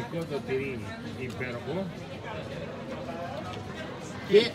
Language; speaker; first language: Greek; early bilingual, heritage; English